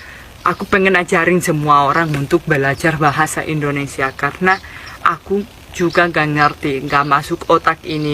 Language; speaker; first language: Indonesian; non-native, fluent; Spanish